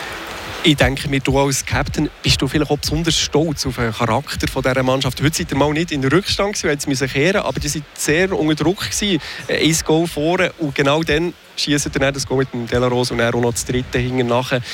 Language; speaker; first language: German; native; German